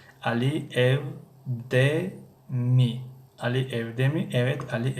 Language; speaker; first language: Turkish; non-native, fluent; Tajik